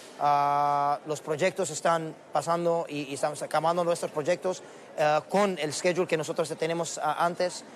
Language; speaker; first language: Spanish; non-native, learner; Arabic